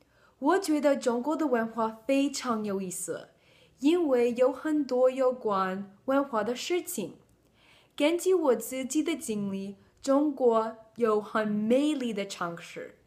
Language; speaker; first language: Chinese; non-native, learner; English